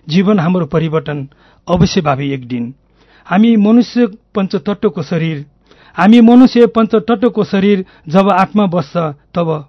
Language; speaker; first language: Nepali; non-native, local second language; Newari